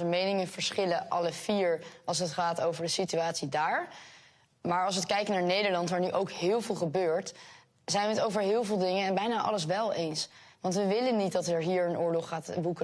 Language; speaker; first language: Dutch; native; Dutch